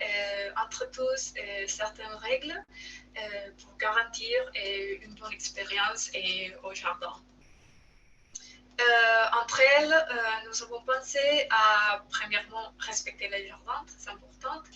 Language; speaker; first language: French; non-native, learner; Spanish